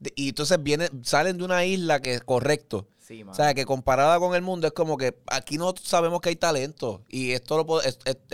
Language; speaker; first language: Spanish; native; Spanish